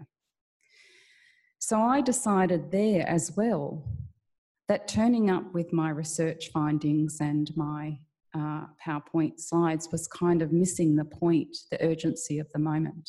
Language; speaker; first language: English; native; English